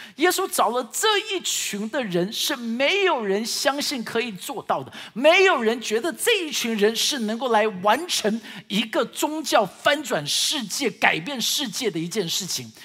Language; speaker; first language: Chinese; early bilingual, heritage; Chinese